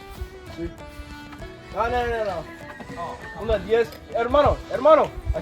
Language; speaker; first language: Spanish; non-native, learner; English